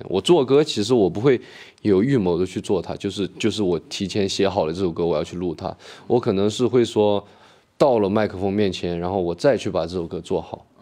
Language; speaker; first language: Chinese; native; Chinese